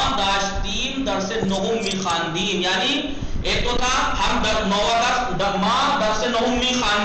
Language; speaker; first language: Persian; non-native, fluent; Urdu